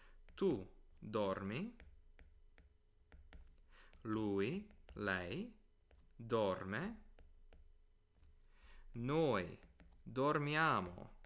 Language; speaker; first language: Italian; non-native, fluent; English